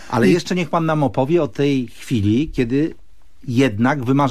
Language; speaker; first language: Polish; native; Polish